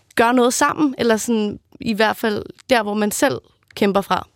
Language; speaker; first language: Danish; native; Danish